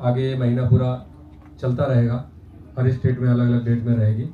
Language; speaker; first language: Hindi; native; Hindi